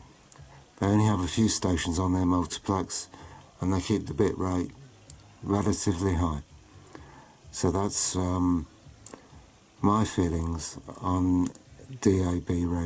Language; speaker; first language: English; native; English